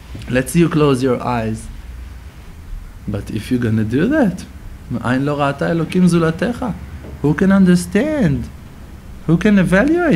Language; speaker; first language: English; non-native, fluent; Hebrew